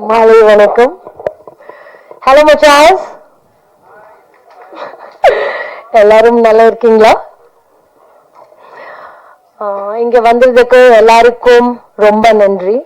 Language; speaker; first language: Tamil; non-native, learner; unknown